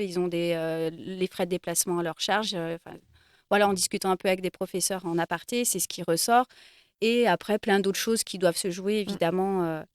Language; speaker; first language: French; native; French